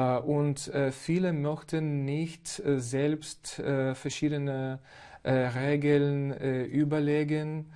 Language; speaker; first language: German; non-native, fluent; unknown